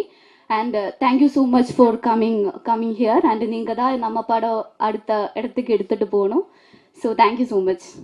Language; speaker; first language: Tamil; non-native, learner; Malayalam